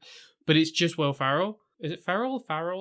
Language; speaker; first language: English; native; English